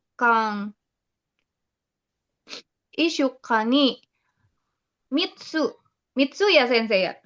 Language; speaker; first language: Japanese; non-native, learner; Indonesian